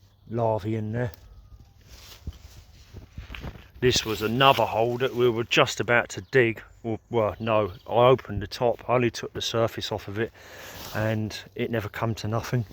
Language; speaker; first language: English; native; English